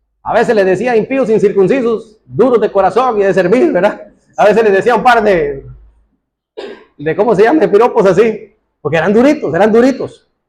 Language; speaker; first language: Spanish; native; Spanish